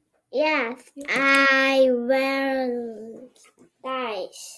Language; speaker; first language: English; non-native, learner; Korean